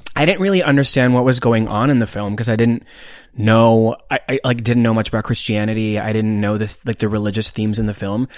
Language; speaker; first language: English; non-native, local second language; Hindi